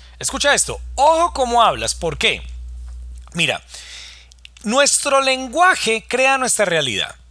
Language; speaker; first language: Spanish; native; Spanish